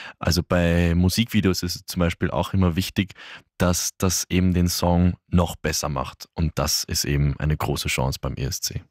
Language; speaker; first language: German; early bilingual, other home language; Hungarian